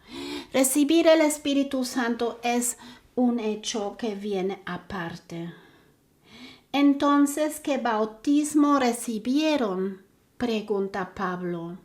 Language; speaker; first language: Spanish; non-native, fluent; German